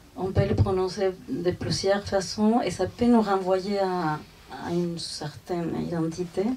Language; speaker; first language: French; non-native, fluent; Spanish